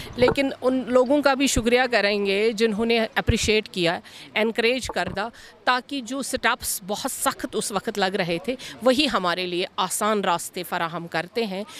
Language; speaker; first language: Hindi; non-native, local second language; Kashmiri